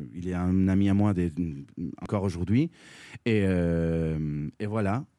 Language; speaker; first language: French; non-native, fluent; Spanish